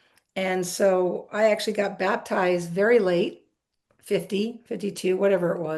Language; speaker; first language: English; native; English